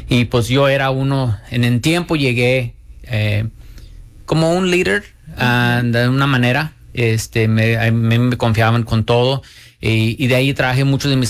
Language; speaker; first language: Spanish; early bilingual, heritage; Spanish